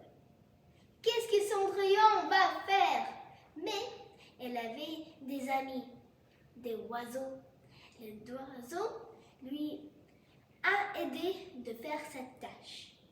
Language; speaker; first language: French; non-native, learner; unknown